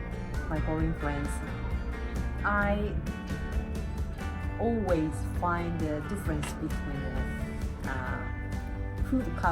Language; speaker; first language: English; non-native, learner; Japanese